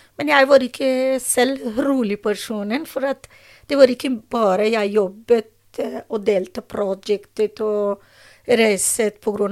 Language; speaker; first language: Norwegian; non-native, learner; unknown